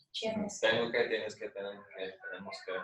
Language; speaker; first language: Spanish; non-native, fluent; English